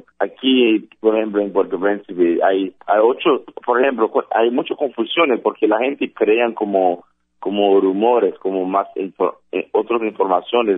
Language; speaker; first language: Spanish; non-native, fluent; Haitian Creole